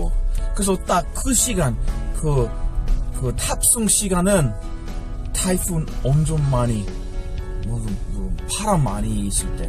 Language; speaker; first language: Korean; non-native, learner; English